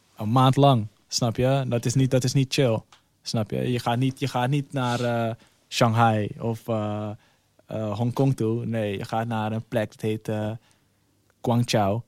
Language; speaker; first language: Dutch; early bilingual, other home language; Somali